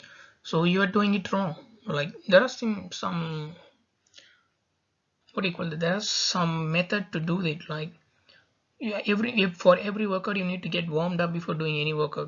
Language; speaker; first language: English; non-native, local second language; Tamil